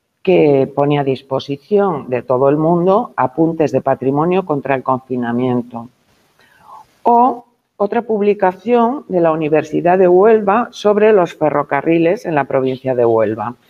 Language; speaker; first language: Spanish; native; Spanish